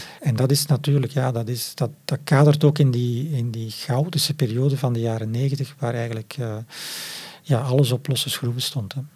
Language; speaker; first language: Dutch; native; Dutch